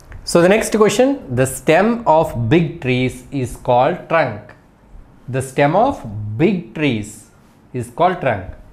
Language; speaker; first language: English; non-native, local second language; Telugu